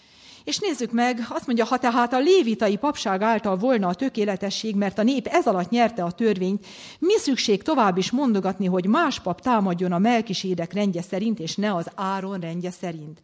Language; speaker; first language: Hungarian; native; Hungarian